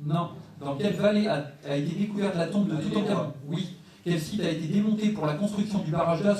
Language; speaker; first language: French; native; French